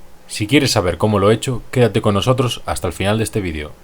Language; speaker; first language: Spanish; native; Spanish